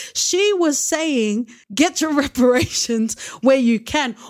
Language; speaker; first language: English; native; English